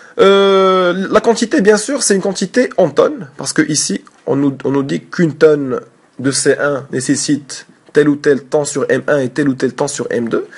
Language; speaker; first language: French; non-native, local second language; Arabic